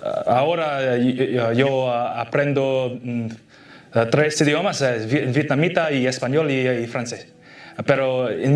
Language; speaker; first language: Spanish; non-native, learner; English